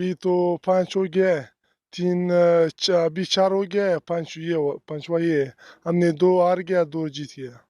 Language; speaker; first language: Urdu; non-native, local second language; Pashto